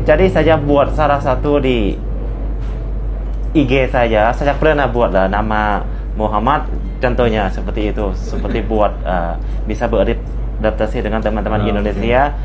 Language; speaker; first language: Indonesian; non-native, fluent; Lao